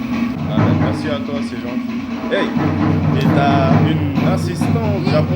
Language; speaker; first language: French; native; French